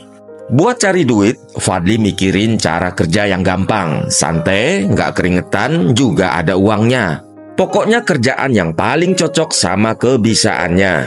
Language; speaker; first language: Indonesian; native; Indonesian